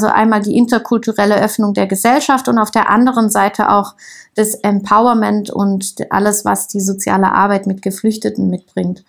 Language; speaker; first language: German; native; German